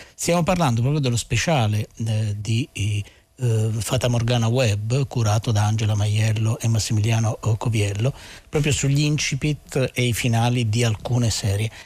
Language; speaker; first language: Italian; native; Italian